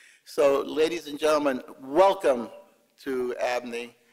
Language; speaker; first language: English; early bilingual, other home language; Spanish